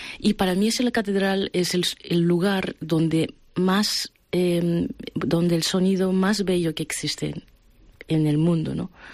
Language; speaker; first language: Spanish; non-native, fluent; Japanese